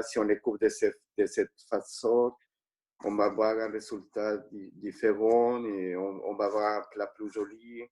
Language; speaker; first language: French; non-native, fluent; Spanish